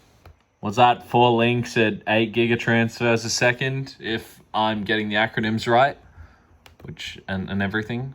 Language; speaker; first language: English; native; English